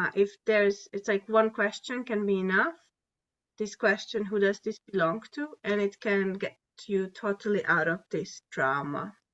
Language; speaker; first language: English; non-native, fluent; Hungarian